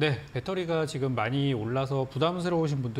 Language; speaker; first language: Korean; native; Korean